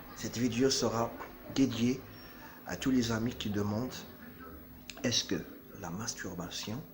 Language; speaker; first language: French; non-native, local second language; Arabic